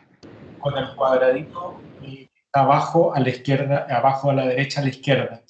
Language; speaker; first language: Spanish; native; Spanish